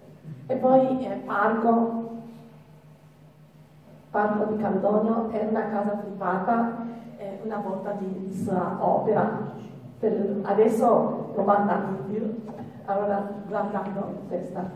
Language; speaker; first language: Italian; non-native, learner; Japanese